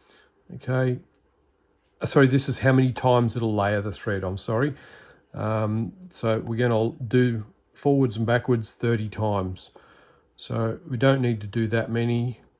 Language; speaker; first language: English; native; English